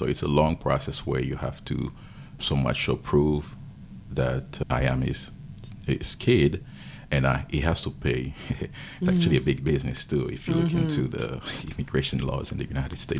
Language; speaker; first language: English; non-native, fluent; Haitian Creole